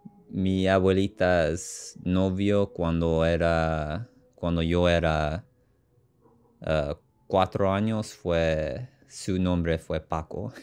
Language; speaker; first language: Spanish; non-native, learner; English